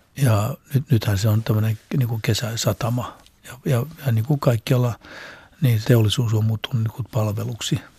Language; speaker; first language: Finnish; non-native, local second language; Swedish